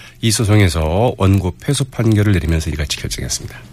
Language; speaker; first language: Korean; native; Korean